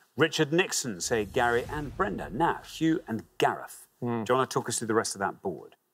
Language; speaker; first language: English; native; English